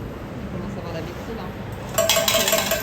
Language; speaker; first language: French; native; French